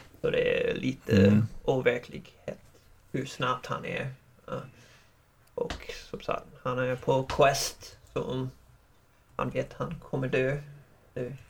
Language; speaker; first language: Swedish; non-native, learner; English